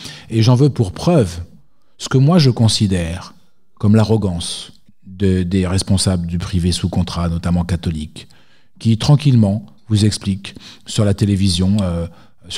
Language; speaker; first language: French; native; French